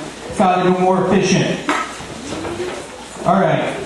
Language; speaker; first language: English; native; English